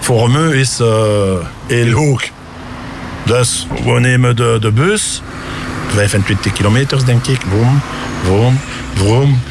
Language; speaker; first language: Dutch; non-native, local second language; French